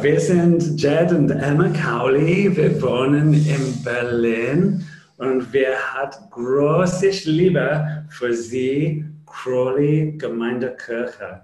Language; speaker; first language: German; non-native, learner; English